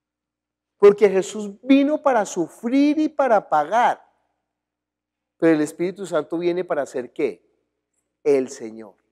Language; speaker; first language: Spanish; native; Spanish